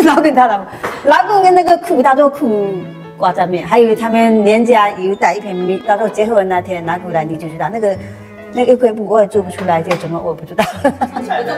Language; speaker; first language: Chinese; native; Chinese